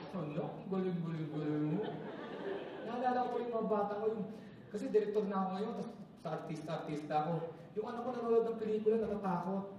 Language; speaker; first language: Filipino; native; Filipino